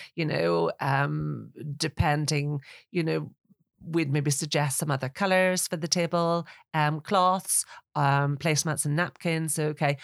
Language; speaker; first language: English; native; English